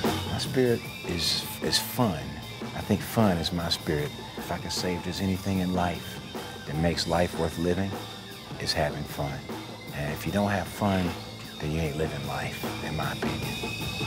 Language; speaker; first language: English; native; English